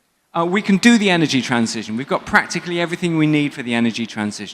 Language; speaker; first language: English; native; English